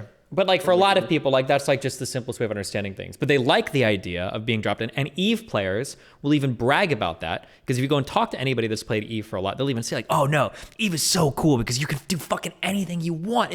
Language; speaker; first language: English; native; English